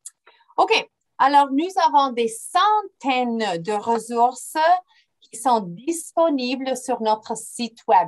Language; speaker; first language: French; non-native, fluent; English